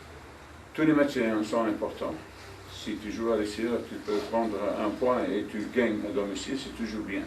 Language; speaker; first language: French; non-native, fluent; Dutch